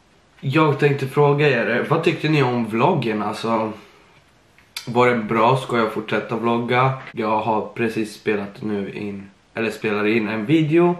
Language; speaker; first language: Swedish; early bilingual, other home language; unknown